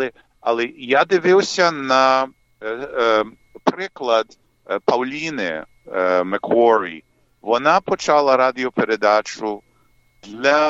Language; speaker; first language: Ukrainian; early bilingual, heritage; English